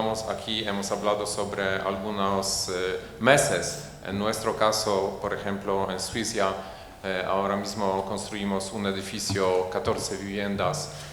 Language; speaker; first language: Spanish; non-native, fluent; Polish